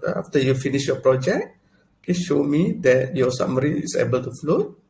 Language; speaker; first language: English; non-native, local second language; Malay